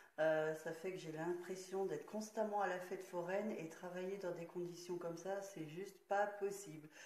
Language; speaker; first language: French; native; French